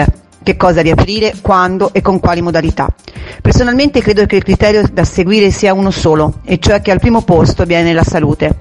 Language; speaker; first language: Italian; native; Italian